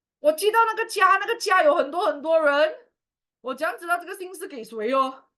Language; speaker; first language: Chinese; native; Chinese